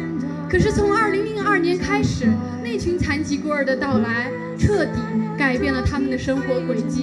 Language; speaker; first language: Chinese; native; Chinese